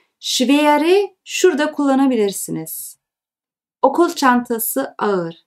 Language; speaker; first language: Turkish; early bilingual, heritage; Turkish